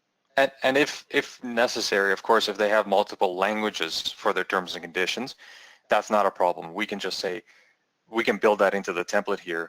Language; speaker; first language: English; native; English